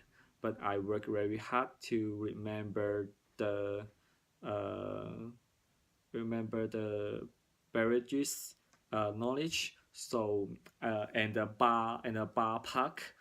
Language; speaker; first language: English; non-native, learner; Cantonese